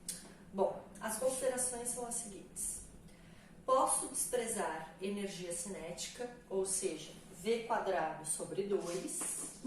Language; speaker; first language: Portuguese; native; Portuguese